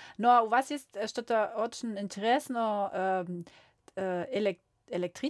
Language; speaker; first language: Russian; non-native, learner; German